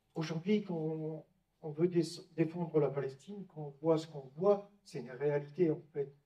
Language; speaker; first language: French; native; French